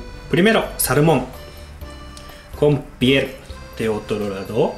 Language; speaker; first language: Spanish; non-native, fluent; Japanese